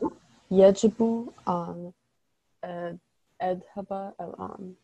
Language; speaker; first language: Arabic; non-native, learner; English